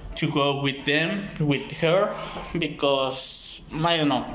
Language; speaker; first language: English; non-native, learner; Spanish